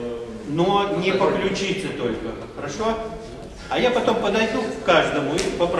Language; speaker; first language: Russian; native; Russian